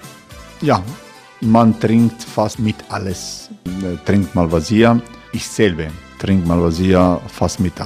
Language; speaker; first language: German; non-native, learner; Croatian